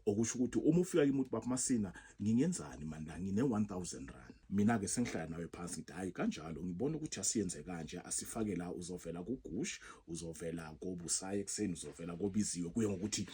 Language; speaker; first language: Zulu; non-native, local second language; South Ndebele